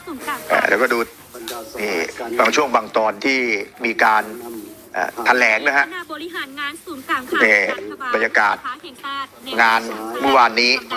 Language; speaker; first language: Thai; native; Thai